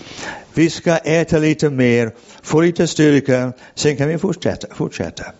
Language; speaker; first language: Swedish; non-native, fluent; English